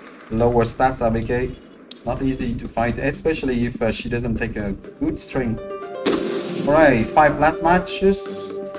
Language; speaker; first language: English; non-native, fluent; French